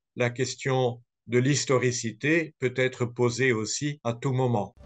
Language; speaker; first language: French; non-native, fluent; Dutch